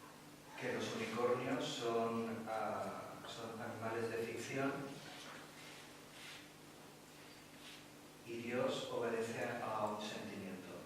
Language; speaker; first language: Spanish; native; Spanish